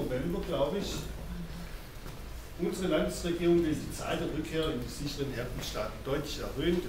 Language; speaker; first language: German; native; German